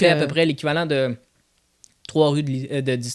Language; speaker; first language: French; native; French